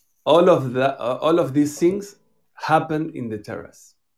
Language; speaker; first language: English; non-native, learner; Spanish